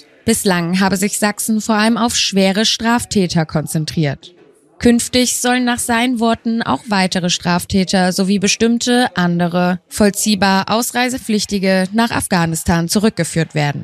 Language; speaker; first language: German; native; German